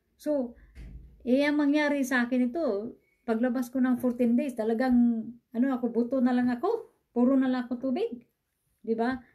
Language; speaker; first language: Filipino; non-native, local second language; Cebuano